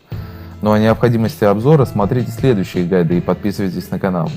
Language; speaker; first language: Russian; native; Russian